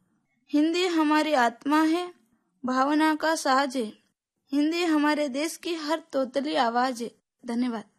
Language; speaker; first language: Hindi; non-native, local second language; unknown